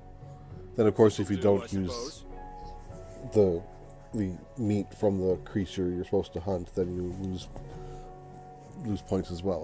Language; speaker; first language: English; native; English